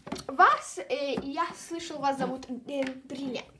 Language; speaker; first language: Russian; early bilingual, heritage; Russian